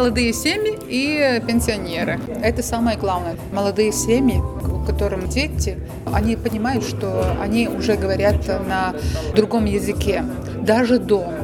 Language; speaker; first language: Russian; non-native, local second language; Latvian